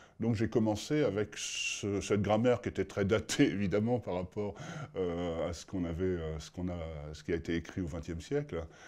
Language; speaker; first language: French; native; French